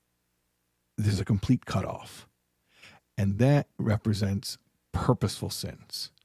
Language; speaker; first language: English; native; English